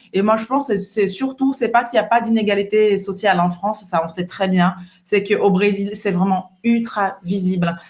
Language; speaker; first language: French; non-native, fluent; Portuguese